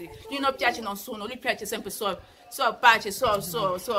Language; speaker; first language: Italian; non-native, learner; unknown